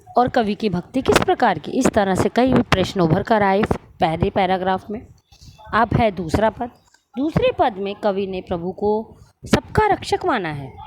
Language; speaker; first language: Hindi; native; Hindi